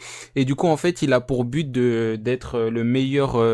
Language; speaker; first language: French; native; French